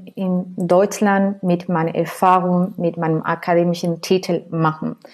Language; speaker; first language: German; non-native, fluent; Spanish